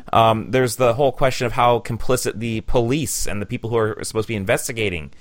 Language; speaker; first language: English; native; English